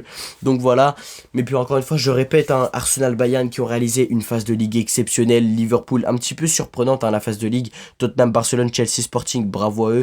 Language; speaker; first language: French; native; French